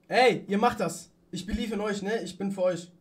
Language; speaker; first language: German; native; German